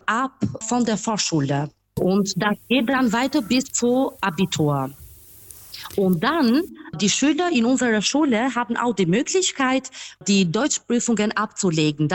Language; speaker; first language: German; non-native, fluent; Albanian